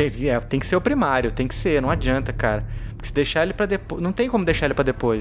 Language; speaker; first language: Portuguese; native; Portuguese